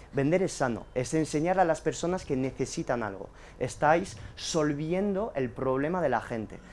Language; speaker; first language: Spanish; early bilingual, heritage; French